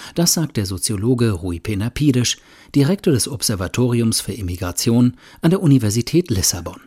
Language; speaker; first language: German; native; German